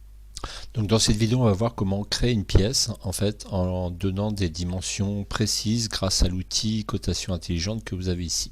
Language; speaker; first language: French; native; French